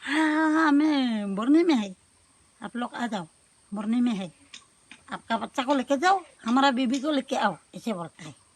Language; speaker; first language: Hindi; non-native, local second language; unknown